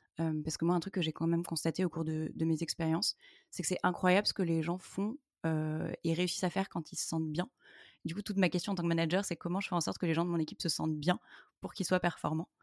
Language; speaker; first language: French; native; French